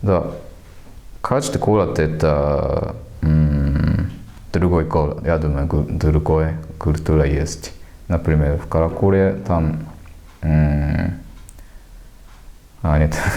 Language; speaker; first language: Russian; non-native, learner; Japanese